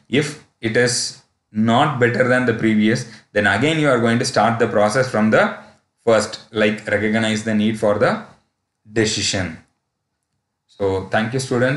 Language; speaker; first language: English; non-native, local second language; Tamil